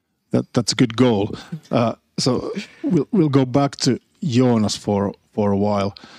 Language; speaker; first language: English; non-native, fluent; Finnish